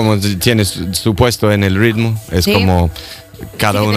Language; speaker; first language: Spanish; non-native, fluent; English